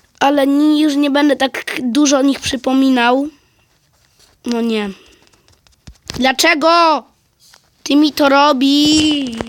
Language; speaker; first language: Polish; native; Polish